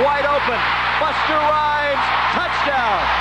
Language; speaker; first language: English; native; English